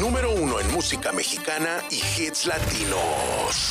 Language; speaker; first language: Spanish; native; Spanish